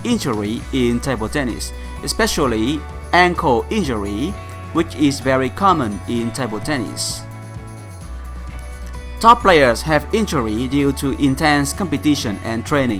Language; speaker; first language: English; non-native, fluent; Vietnamese